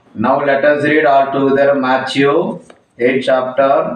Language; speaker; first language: English; non-native, local second language; Telugu